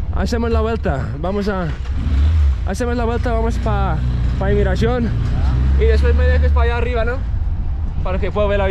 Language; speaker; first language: Spanish; non-native, fluent; English